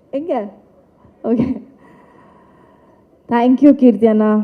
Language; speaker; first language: Tamil; non-native, local second language; Malayalam